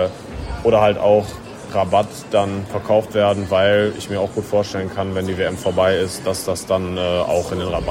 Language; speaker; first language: German; native; German